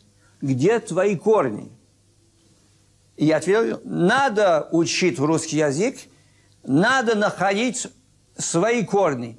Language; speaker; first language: Russian; early bilingual, heritage; French